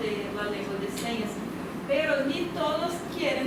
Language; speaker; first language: Spanish; non-native, fluent; Portuguese